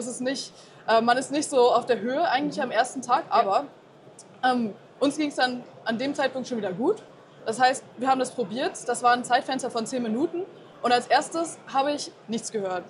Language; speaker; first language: German; native; German